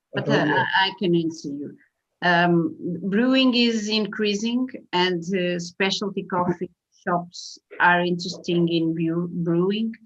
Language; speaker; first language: English; non-native, fluent; Portuguese